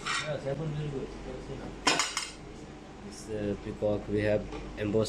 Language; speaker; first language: English; non-native, learner; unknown